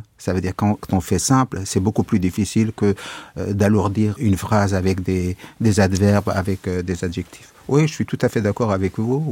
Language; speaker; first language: French; non-native, fluent; Kurdish